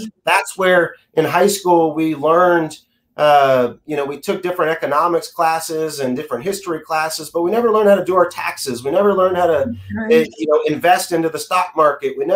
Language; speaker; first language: English; native; English